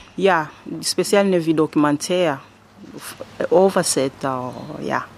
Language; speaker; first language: Danish; non-native, learner; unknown